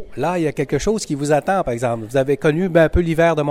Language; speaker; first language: French; native; French